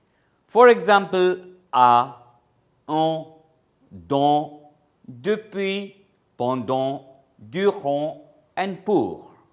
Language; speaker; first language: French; non-native, fluent; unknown